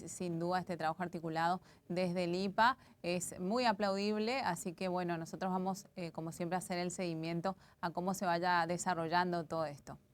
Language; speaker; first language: Spanish; native; Spanish